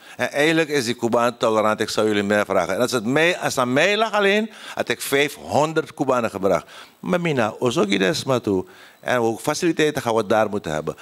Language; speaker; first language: Dutch; native; Dutch